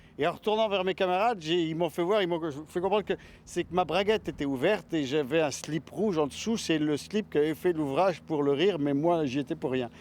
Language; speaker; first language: French; non-native, local second language; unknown